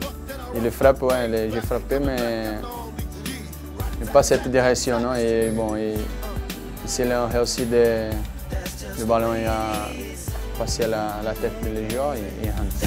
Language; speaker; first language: French; non-native, learner; Portuguese